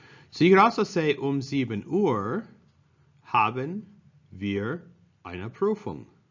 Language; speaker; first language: German; non-native, fluent; English